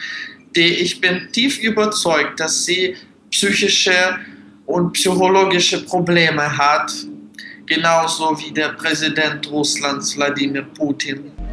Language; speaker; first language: German; non-native, fluent; Russian